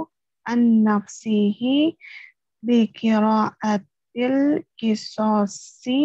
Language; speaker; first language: Arabic; non-native, learner; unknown